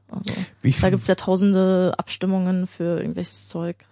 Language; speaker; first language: German; native; German